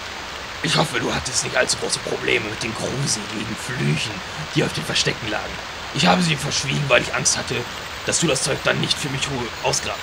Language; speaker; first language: German; native; German